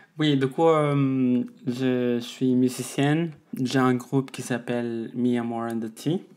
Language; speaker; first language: French; non-native, fluent; Spanish